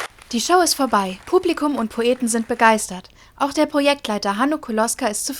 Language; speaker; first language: German; native; German